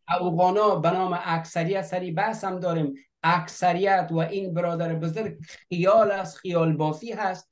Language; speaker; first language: Persian; native; Persian